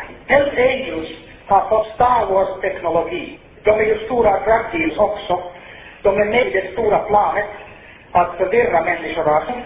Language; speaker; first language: Swedish; non-native, fluent; Finnish